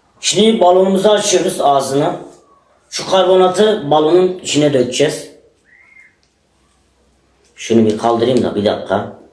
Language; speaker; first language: Turkish; native; Turkish